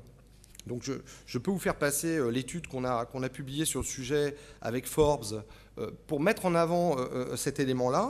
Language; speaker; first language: French; native; French